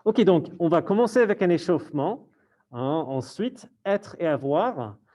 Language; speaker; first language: French; non-native, fluent; English